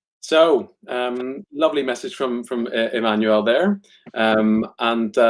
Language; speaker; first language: English; native; English